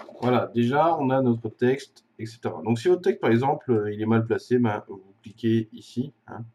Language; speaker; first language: French; native; French